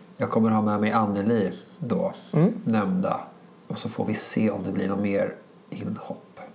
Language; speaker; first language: Swedish; native; Swedish